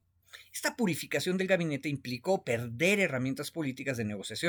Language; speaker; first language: Spanish; native; Spanish